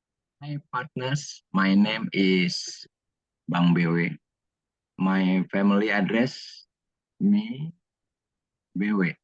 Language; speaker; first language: English; non-native, learner; Indonesian